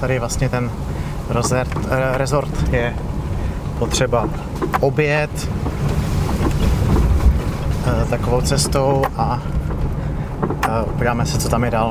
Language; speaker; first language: Czech; native; Czech